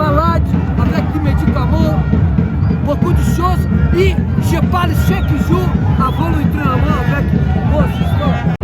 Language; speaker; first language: French; non-native, learner; Portuguese